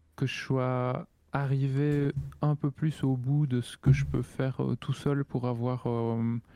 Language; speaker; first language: French; native; French